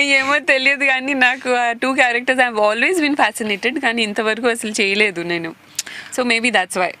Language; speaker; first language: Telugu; non-native, local second language; Marwari